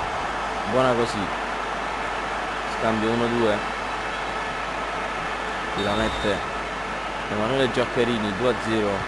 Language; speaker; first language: Italian; native; Italian